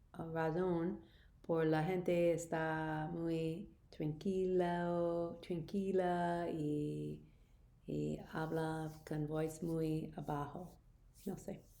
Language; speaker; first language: Spanish; non-native, learner; English